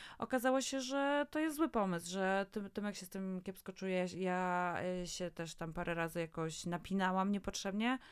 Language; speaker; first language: Polish; native; Polish